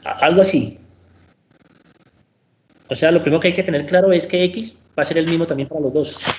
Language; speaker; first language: Spanish; native; Spanish